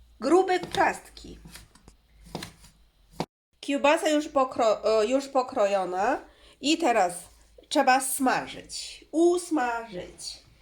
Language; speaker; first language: Polish; non-native, learner; Chinese